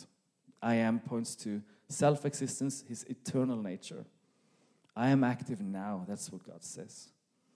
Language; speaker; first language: English; non-native, fluent; Norwegian